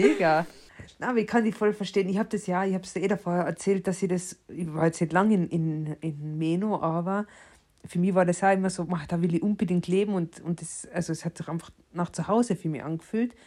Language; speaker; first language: German; native; German